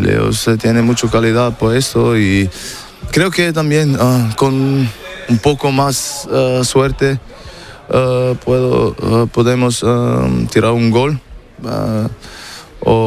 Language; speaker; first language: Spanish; non-native, learner; German